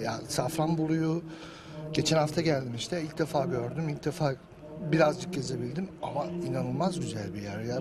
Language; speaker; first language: Turkish; early bilingual, heritage; Turkish